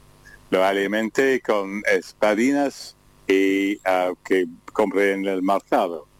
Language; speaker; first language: Spanish; non-native, learner; English